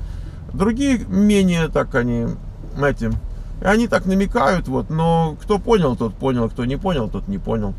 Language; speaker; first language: Russian; native; Russian